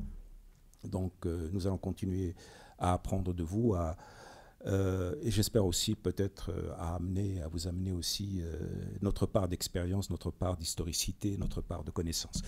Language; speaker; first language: French; non-native, local second language; Arabic